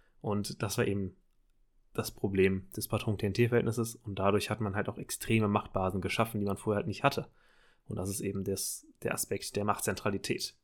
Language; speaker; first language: German; native; German